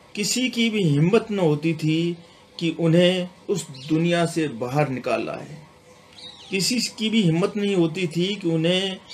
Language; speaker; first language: Hindi; non-native, local second language; Sindhi